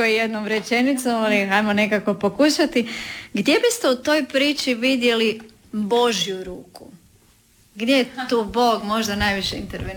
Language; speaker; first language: Serbian; native; Serbian